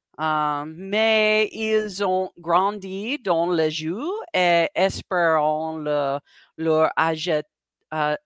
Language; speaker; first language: French; non-native, learner; English